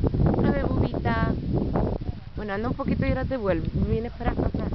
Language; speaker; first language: Spanish; native; Spanish